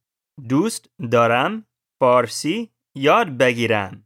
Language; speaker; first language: Persian; non-native, learner; English